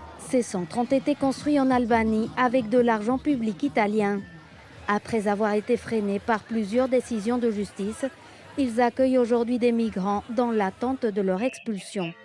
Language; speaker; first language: French; native; French